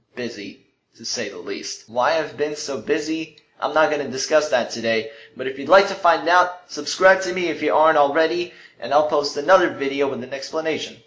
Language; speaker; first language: English; early bilingual, other home language; Russian